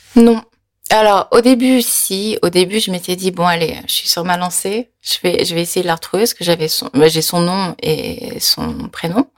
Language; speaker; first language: French; early bilingual, other home language; Korean